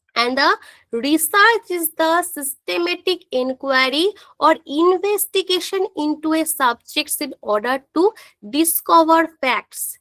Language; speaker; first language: English; non-native, local second language; Bangla